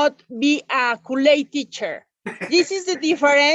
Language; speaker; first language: English; non-native, learner; Spanish